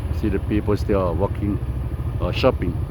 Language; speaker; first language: English; non-native, learner; Lao